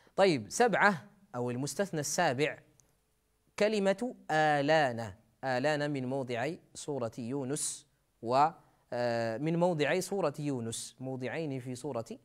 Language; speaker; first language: Arabic; native; Arabic